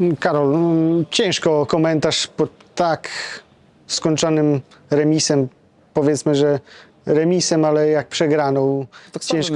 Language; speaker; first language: Polish; native; Polish